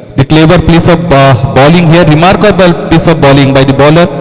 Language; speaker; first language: English; non-native, local second language; Marathi